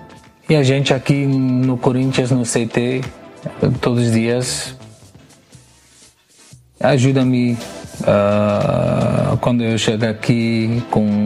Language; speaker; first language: Portuguese; non-native, learner; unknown